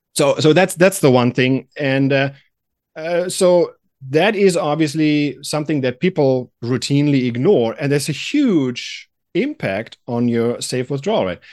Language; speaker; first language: English; non-native, fluent; German